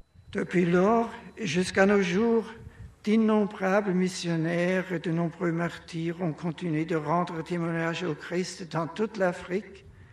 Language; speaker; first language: French; non-native, fluent; German